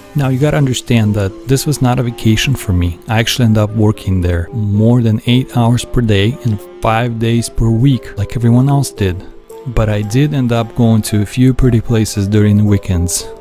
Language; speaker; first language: English; non-native, fluent; Russian